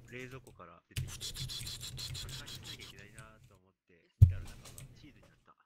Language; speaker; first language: Japanese; native; Japanese